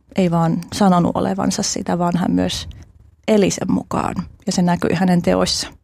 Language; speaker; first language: Finnish; early bilingual, other home language; Albanian